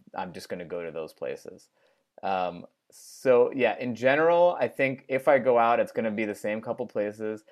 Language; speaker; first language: English; native; English